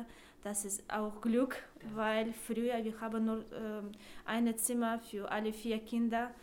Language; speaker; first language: German; non-native, learner; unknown